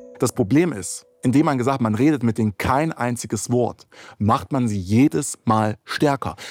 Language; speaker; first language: German; early bilingual, other home language; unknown